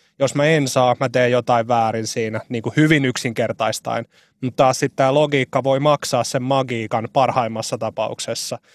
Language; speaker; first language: Finnish; native; Finnish